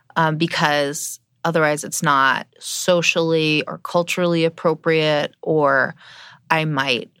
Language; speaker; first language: English; native; English